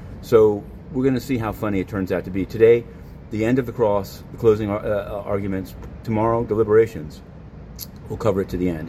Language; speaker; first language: English; native; English